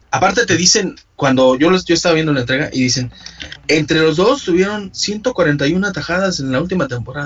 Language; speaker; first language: Spanish; native; Spanish